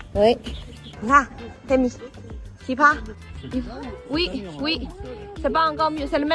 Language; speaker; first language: French; non-native, fluent; Chinese